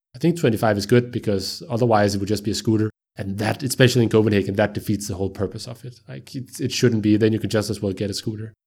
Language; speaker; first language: English; non-native, fluent; Danish